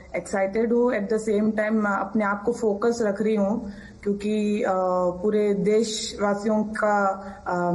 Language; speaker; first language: Hindi; native; Hindi